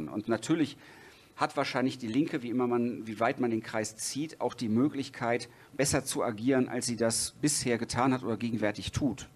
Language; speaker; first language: German; native; German